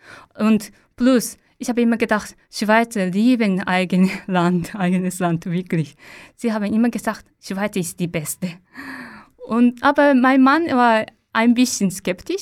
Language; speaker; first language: German; non-native, learner; Japanese